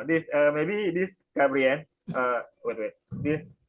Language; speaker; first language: English; non-native, learner; Indonesian